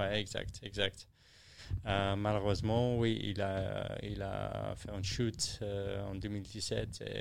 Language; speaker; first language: French; non-native, learner; English